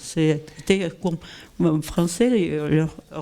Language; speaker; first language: French; non-native, learner; Russian